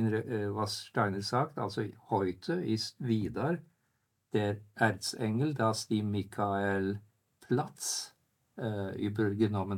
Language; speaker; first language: German; non-native, fluent; Norwegian